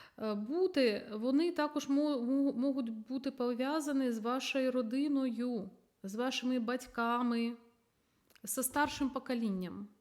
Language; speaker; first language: Ukrainian; non-native, local second language; Russian